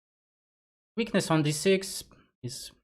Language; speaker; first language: English; non-native, fluent; Russian